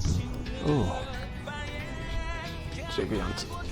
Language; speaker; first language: Chinese; native; Chinese